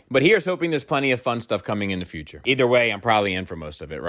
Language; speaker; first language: English; native; English